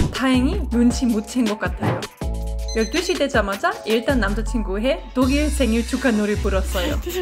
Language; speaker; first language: Korean; non-native, fluent; German